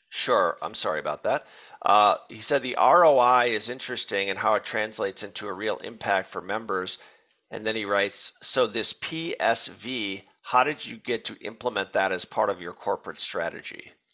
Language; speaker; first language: English; native; English